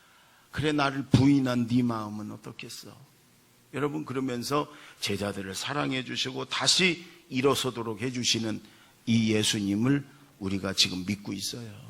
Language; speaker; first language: Korean; native; Korean